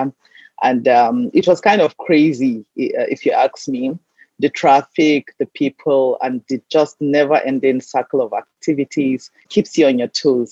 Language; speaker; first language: English; non-native, local second language; Hausa